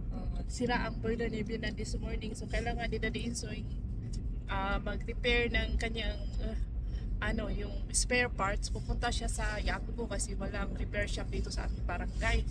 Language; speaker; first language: Filipino; non-native, local second language; Cebuano